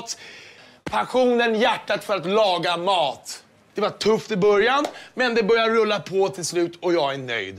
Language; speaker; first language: Swedish; native; Swedish